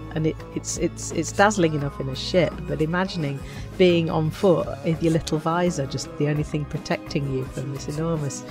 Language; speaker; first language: English; native; English